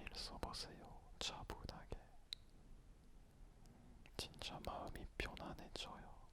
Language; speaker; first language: Korean; non-native, fluent; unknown